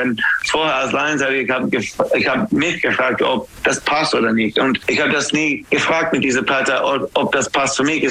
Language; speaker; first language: German; non-native, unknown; English